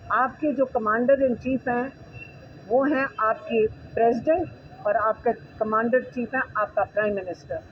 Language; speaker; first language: Urdu; native; Urdu